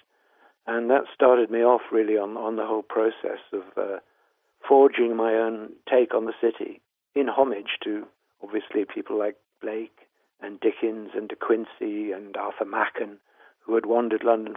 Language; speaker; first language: English; native; English